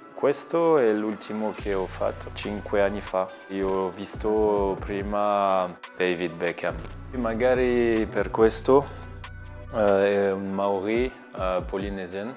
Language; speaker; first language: Italian; non-native, learner; French